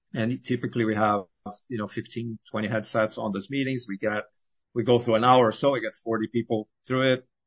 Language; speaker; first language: English; non-native, fluent; Portuguese